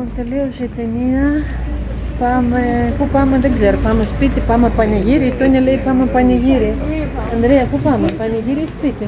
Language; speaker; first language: Greek; non-native, fluent; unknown